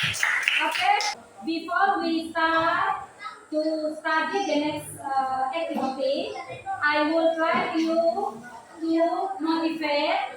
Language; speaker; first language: English; non-native, learner; Indonesian